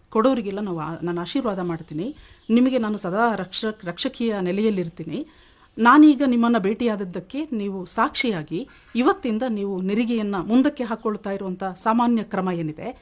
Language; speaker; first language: Kannada; non-native, local second language; Kodava